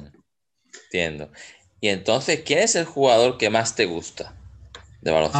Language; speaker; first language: Spanish; native; Spanish